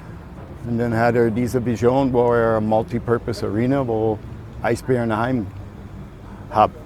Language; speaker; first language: German; non-native, fluent; English